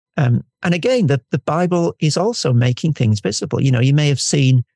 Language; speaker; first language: English; native; English